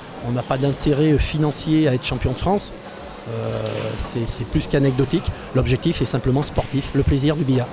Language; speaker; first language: French; native; French